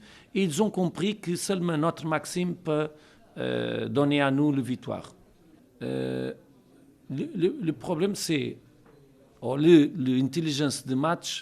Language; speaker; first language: French; non-native, learner; Portuguese